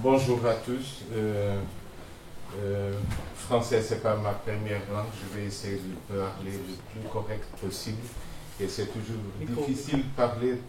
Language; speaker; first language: French; non-native, fluent; Portuguese